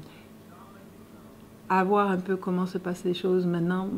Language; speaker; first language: French; native; French